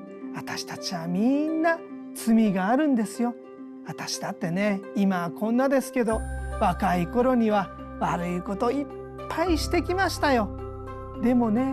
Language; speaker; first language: Japanese; native; Japanese